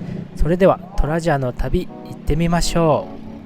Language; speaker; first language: Japanese; native; Japanese